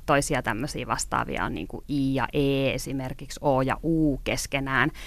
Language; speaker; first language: Finnish; native; Finnish